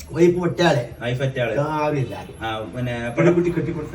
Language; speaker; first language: Malayalam; non-native, learner; Kannada